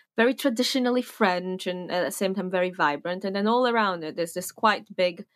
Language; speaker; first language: English; non-native, fluent; Polish